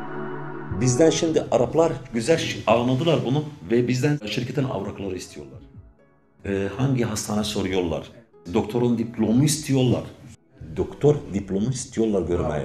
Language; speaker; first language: Turkish; non-native, learner; Arabic